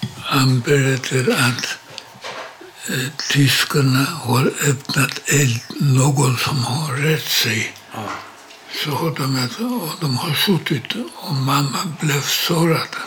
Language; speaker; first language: Swedish; non-native, learner; Polish